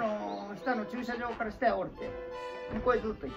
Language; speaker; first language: Japanese; native; Japanese